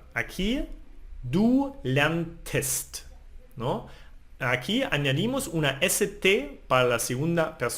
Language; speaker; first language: Spanish; non-native, fluent; German